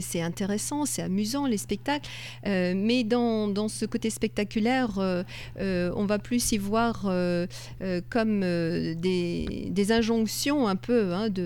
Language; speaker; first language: French; native; French